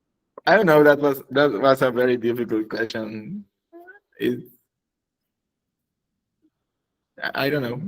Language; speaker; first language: English; non-native, learner; Spanish